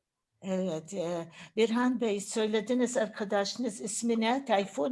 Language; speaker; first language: Turkish; non-native, learner; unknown